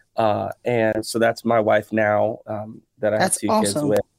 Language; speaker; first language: English; native; English